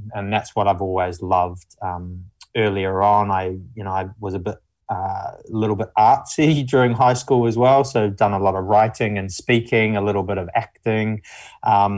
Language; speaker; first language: English; native; English